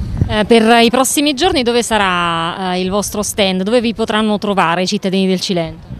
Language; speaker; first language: Italian; native; Italian